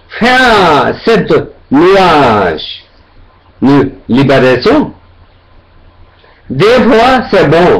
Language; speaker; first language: French; non-native, learner; Tibetan